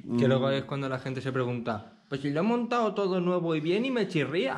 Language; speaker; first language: Spanish; native; Spanish